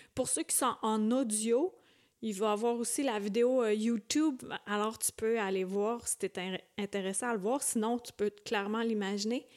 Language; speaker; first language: French; native; French